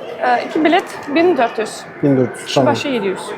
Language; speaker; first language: Turkish; non-native, fluent; Russian